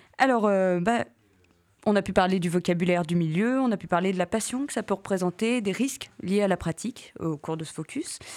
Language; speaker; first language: French; native; French